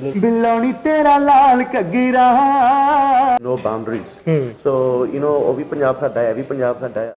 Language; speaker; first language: Punjabi; early bilingual, heritage; Punjabi